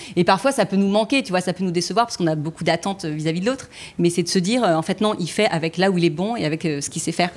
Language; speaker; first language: French; native; French